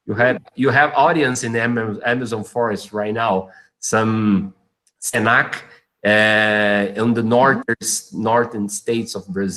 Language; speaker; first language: English; non-native, fluent; Portuguese